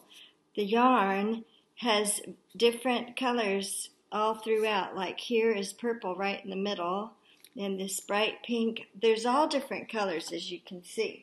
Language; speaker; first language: English; native; English